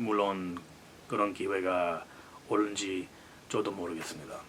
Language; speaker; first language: Korean; non-native, fluent; English